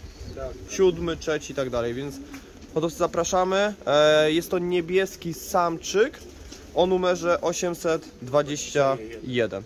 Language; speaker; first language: Polish; native; Polish